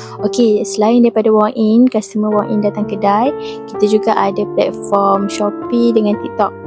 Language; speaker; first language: Malay; native; Malay